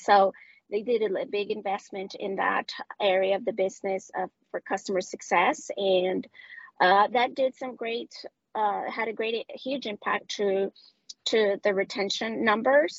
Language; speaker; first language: English; non-native, fluent; Spanish